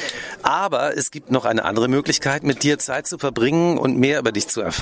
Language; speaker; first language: German; native; German